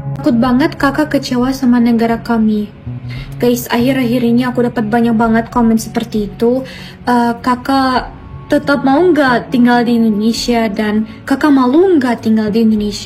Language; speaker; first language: Indonesian; non-native, fluent; German